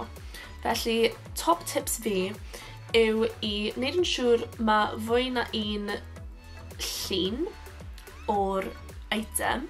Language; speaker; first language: Welsh; non-native, local second language; English